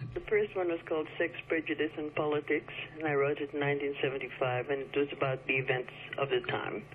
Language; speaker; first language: English; early bilingual, other home language; Chinese